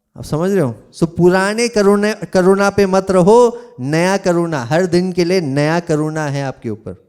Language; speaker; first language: Hindi; non-native, local second language; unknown